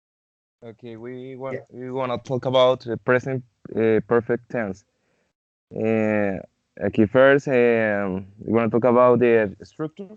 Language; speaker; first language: English; non-native, learner; Spanish